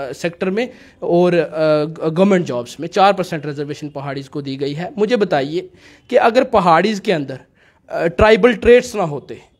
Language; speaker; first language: Hindi; native; Hindi